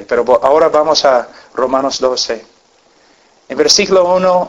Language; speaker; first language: Spanish; non-native, fluent; English